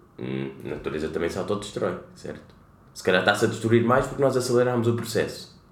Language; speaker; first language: Portuguese; native; Portuguese